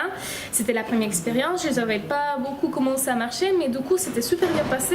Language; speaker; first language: French; non-native, fluent; Spanish